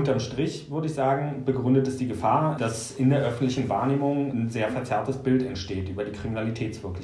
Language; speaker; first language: German; native; German